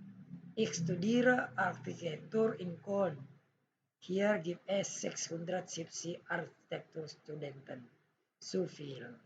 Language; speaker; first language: German; non-native, fluent; Indonesian